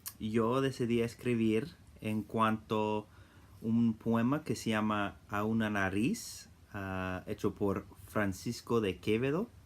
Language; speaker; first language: Spanish; non-native, fluent; English